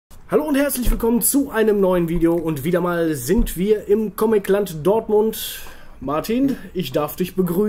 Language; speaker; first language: German; native; German